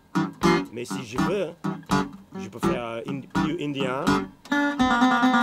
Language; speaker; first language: French; non-native, learner; English